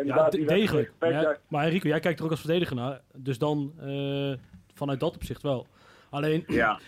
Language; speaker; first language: Dutch; native; Dutch